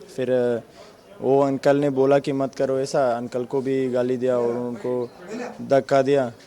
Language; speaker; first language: Hindi; non-native, fluent; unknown